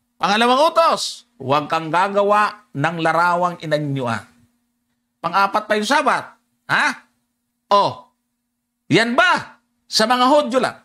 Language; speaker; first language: Filipino; non-native, local second language; Cebuano